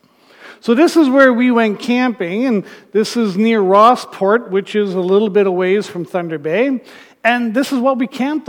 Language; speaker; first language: English; native; English